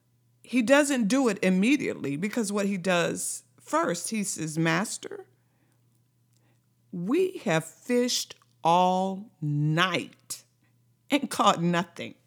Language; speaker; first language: English; native; English